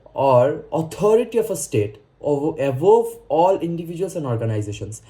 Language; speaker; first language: English; non-native, local second language; Bangla